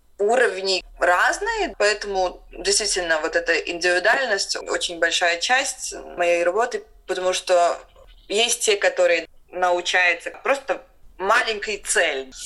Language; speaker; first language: Russian; non-native, local second language; Latvian